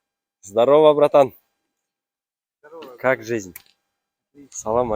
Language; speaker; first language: Russian; non-native, local second language; Kyrgyz